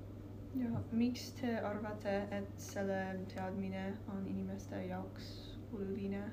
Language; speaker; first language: Estonian; non-native, learner; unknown